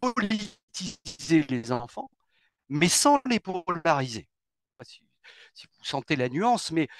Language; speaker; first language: French; native; French